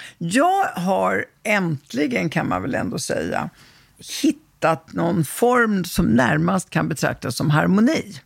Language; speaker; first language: Swedish; early bilingual, other home language; Italian